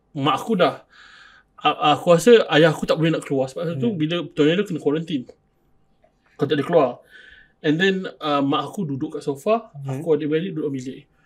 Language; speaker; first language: Malay; early bilingual, heritage; Malay